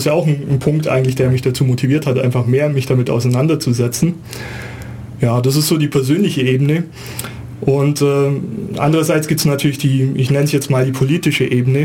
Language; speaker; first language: German; native; German